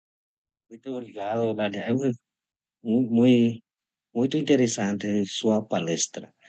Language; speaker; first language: Portuguese; non-native, learner; Spanish